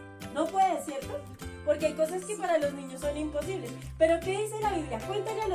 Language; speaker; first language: Spanish; native; Spanish